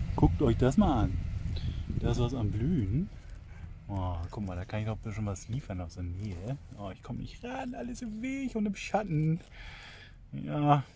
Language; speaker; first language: German; native; German